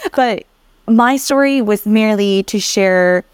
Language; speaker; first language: English; early bilingual, other home language; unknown